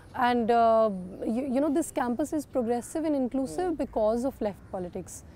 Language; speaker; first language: English; non-native, local second language; Kashmiri